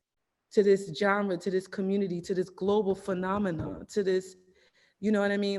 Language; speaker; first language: English; native; English